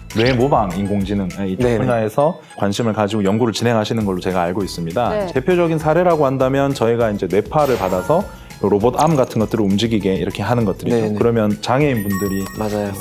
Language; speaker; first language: Korean; native; Korean